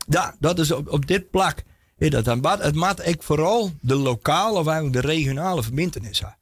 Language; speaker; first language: Dutch; non-native, local second language; Western Frisian